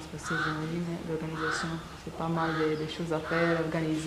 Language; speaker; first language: French; non-native, learner; Italian